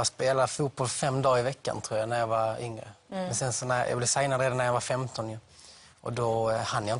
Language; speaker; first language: Swedish; native; Swedish